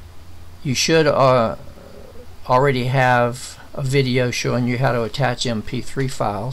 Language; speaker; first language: English; native; English